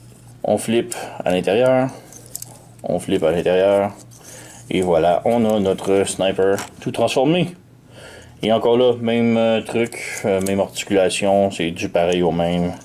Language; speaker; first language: French; native; French